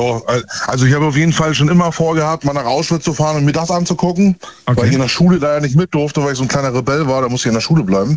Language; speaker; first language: German; native; German